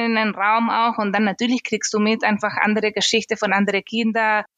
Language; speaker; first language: German; non-native, fluent; Spanish